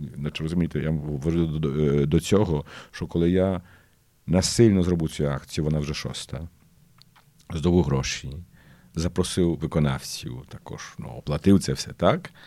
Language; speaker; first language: Ukrainian; early bilingual, heritage; Ukrainian